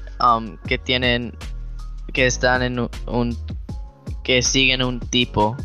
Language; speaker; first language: Spanish; early bilingual, heritage; Spanish